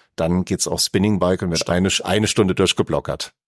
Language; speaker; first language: German; native; German